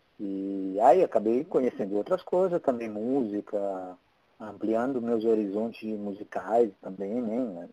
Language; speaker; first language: Portuguese; non-native, fluent; Italian